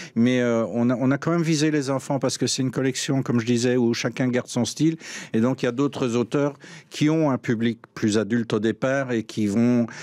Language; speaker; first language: French; native; French